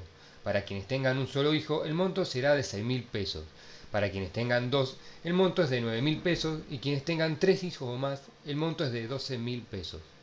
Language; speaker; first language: Spanish; native; Spanish